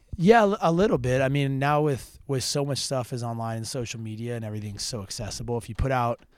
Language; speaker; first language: English; native; English